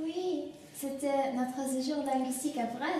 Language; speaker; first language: French; non-native, learner; German